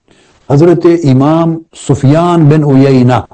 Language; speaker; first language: Urdu; native; Urdu